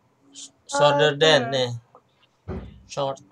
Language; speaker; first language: English; non-native, learner; Indonesian